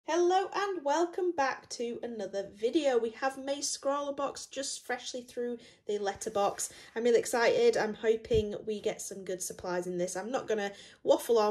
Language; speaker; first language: English; native; English